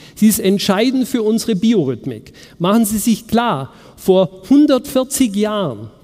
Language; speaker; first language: German; native; German